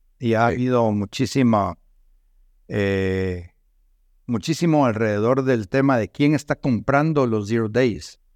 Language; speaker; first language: Spanish; native; Spanish